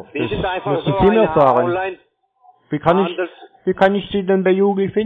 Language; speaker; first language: German; native; German